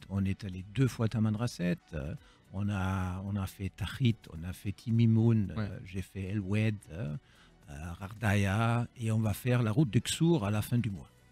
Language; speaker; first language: French; non-native, fluent; German